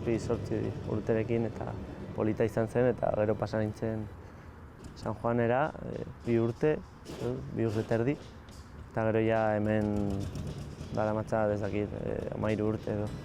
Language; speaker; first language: Basque; non-native, local second language; Spanish